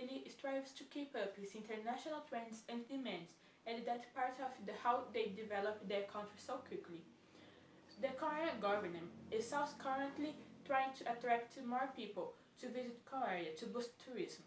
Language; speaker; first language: English; non-native, learner; Portuguese